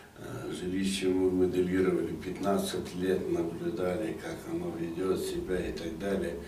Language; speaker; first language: Russian; native; Russian